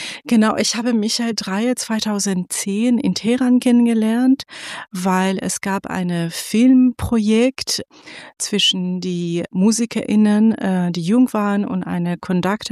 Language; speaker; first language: German; non-native, fluent; Persian